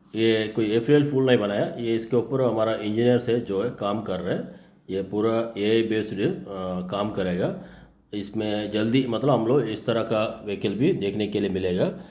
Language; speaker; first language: Hindi; non-native, local second language; Telugu